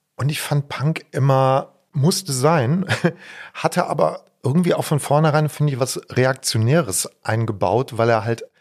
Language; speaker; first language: German; native; German